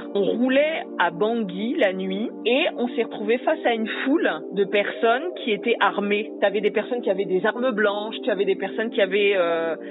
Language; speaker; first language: French; native; French